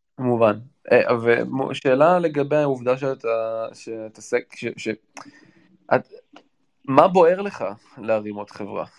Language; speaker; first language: Hebrew; native; Hebrew